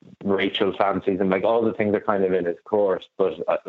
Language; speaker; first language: English; native; English